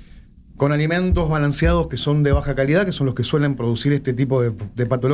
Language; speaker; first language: Spanish; native; Spanish